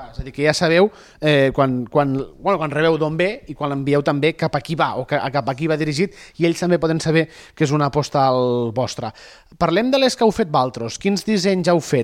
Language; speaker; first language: Catalan; native; Catalan